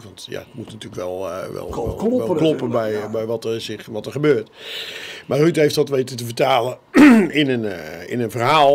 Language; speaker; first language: Dutch; native; Dutch